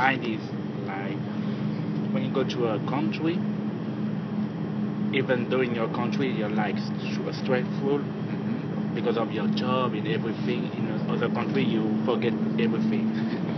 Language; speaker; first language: English; non-native, fluent; French